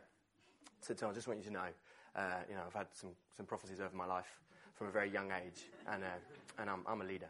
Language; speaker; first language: English; native; English